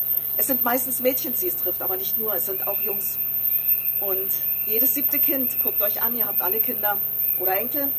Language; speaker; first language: German; native; German